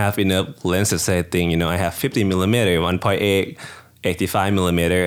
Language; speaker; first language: English; non-native, fluent; Thai